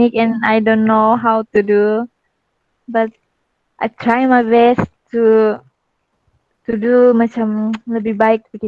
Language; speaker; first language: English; non-native, learner; Malay